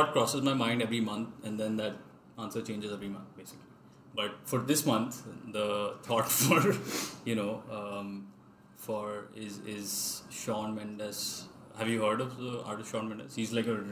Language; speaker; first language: English; non-native, local second language; Hindi